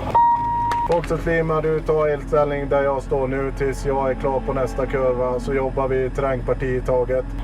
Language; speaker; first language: Swedish; native; Swedish